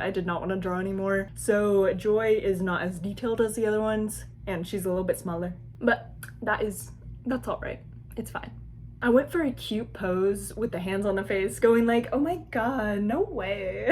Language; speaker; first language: English; native; English